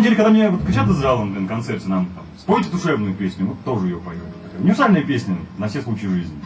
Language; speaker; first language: Russian; native; Russian